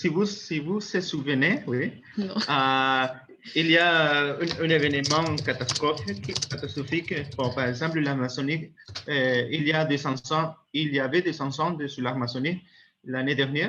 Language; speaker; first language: French; non-native, learner; Spanish